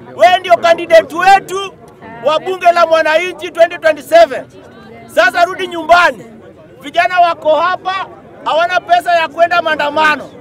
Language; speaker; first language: Swahili; native; Swahili